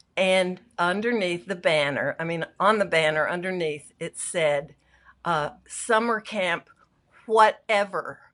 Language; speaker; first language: English; native; English